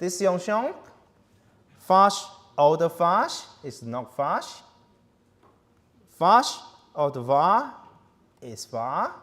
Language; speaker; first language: German; non-native, learner; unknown